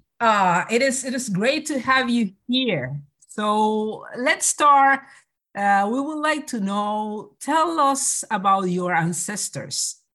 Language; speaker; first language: English; non-native, local second language; Spanish